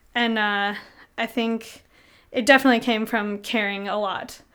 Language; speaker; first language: English; native; English